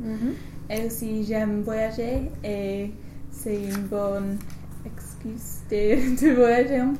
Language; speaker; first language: French; non-native, learner; English